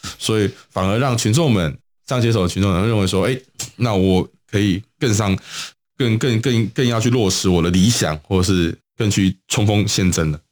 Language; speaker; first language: Chinese; native; Chinese